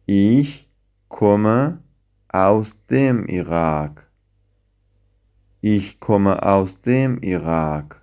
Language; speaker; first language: German; non-native, fluent; Central Kurdish